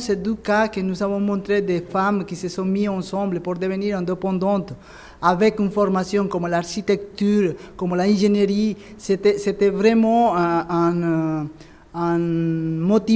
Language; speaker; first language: French; non-native, fluent; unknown